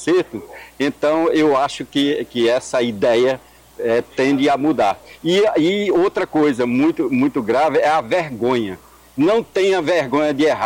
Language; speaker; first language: Portuguese; native; Portuguese